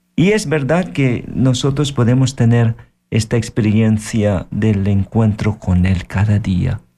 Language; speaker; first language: Spanish; non-native, fluent; Filipino